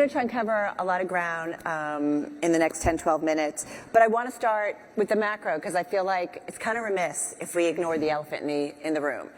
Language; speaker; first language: English; native; English